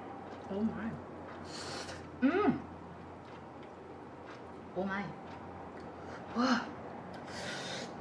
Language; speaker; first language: English; non-native, learner; Indonesian